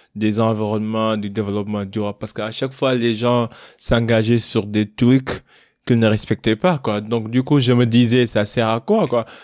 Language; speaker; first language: French; non-native, local second language; Wolof